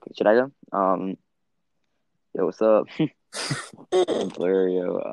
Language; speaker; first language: English; early bilingual, other home language; Italian